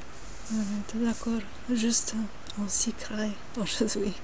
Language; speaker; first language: French; non-native, learner; English